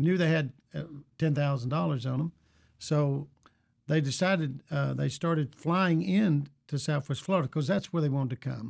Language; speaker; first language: English; native; English